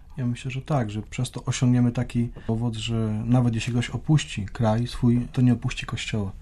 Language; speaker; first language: Polish; native; Polish